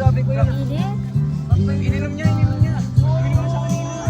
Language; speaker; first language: Filipino; native; Filipino